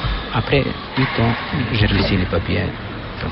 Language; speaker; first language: French; non-native, learner; Albanian